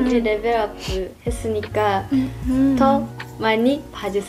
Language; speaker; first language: Korean; non-native, fluent; Japanese